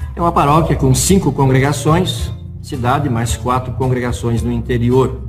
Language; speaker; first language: Portuguese; native; Portuguese